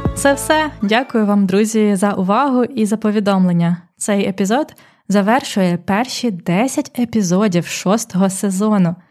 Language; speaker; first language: Ukrainian; native; Ukrainian